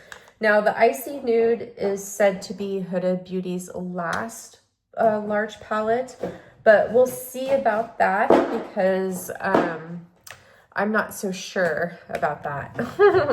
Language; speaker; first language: English; native; English